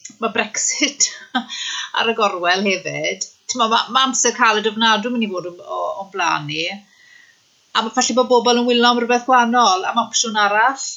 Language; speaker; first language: Welsh; native; Welsh